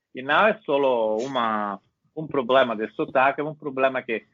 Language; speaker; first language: Portuguese; non-native, learner; Italian